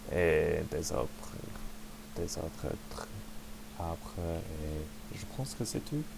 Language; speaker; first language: French; non-native, learner; English